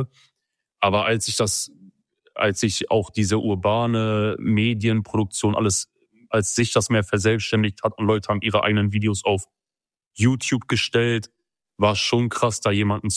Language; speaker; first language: German; early bilingual, other home language; Kurdish